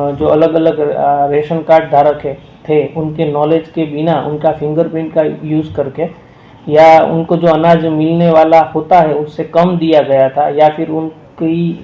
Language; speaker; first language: Hindi; non-native, local second language; Gujarati